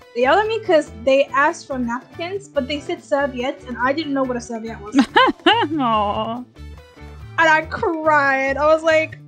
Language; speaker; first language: English; native; English